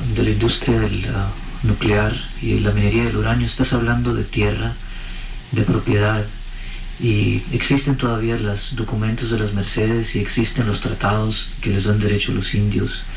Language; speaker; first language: Spanish; early bilingual, heritage; Spanish